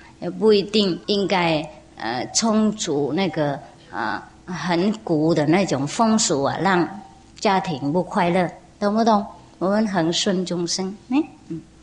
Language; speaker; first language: Chinese; non-native, fluent; Vietnamese